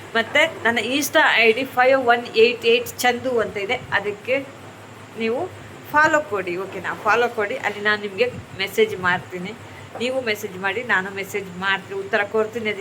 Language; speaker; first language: Kannada; non-native, local second language; Tulu